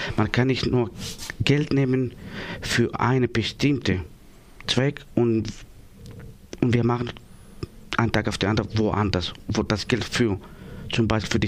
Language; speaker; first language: German; non-native, learner; Greek